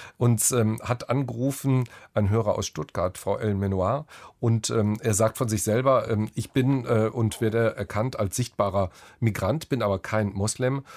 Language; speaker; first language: German; native; German